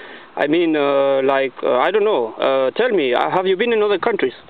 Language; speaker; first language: English; non-native, learner; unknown